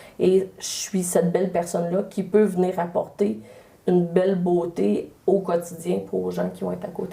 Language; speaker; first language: French; native; French